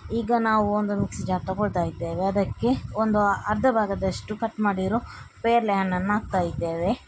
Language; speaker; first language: Kannada; non-native, local second language; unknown